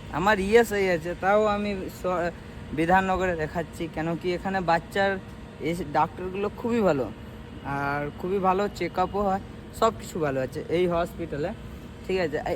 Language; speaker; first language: Bangla; non-native, learner; Hindi